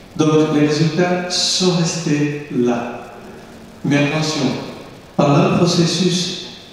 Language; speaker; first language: French; non-native, fluent; Spanish